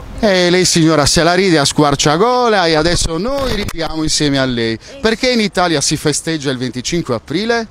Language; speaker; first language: Italian; native; Italian